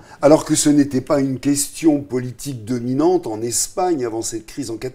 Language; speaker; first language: French; native; French